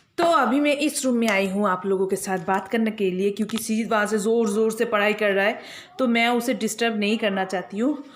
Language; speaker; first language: Hindi; non-native, local second language; Bangla